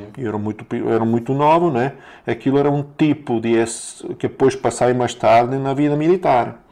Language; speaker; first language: Portuguese; non-native, learner; Italian